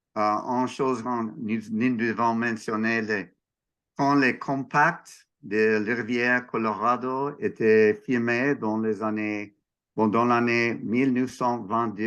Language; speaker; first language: French; non-native, learner; English